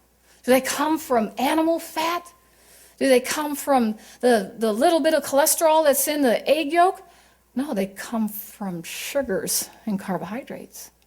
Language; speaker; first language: English; native; English